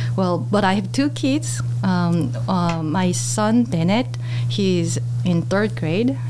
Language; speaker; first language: English; non-native, fluent; Korean